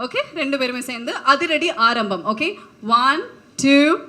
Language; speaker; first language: Tamil; native; Tamil